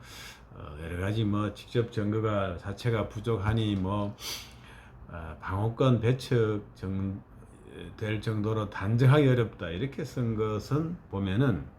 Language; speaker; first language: Korean; native; Korean